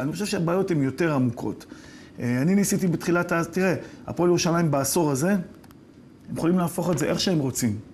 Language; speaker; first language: Hebrew; native; Hebrew